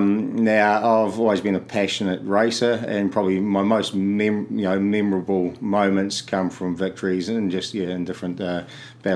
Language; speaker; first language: English; native; English